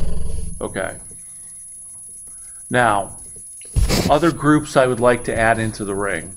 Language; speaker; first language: English; native; English